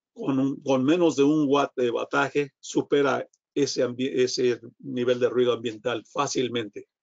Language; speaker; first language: Spanish; non-native, fluent; English